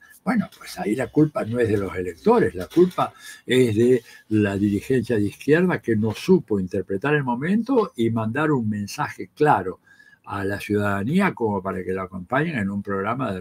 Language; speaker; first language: Spanish; native; Spanish